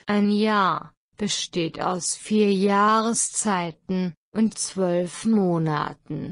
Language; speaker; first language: German; non-native, fluent; Thai